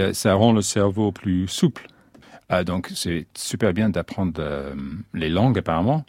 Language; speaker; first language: French; non-native, fluent; English